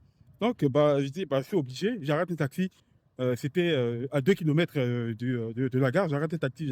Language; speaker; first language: French; native; French